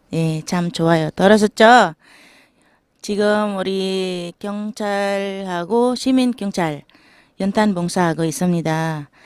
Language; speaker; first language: Korean; non-native, learner; Filipino